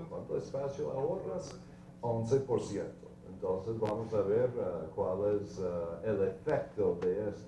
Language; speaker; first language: Spanish; non-native, fluent; English